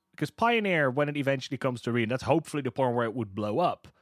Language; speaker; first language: English; non-native, fluent; Hebrew